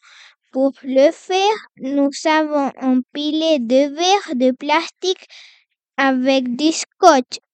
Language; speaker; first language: French; non-native, fluent; Spanish